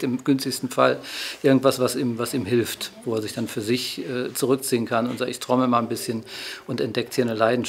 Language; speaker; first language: German; native; German